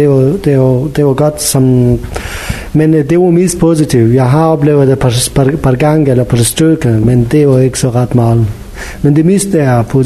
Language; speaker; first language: Danish; non-native, learner; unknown